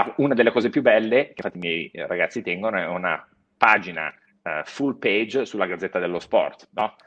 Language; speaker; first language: Italian; native; Italian